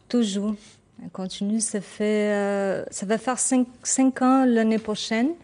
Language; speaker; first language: French; non-native, fluent; Portuguese